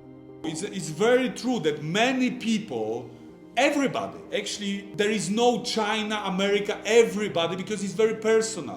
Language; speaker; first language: English; non-native, fluent; Polish